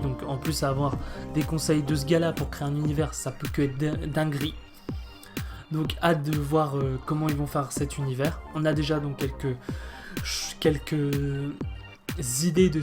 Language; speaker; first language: French; native; French